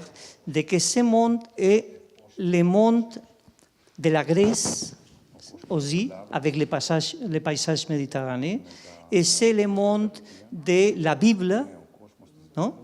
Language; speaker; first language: French; non-native, fluent; Spanish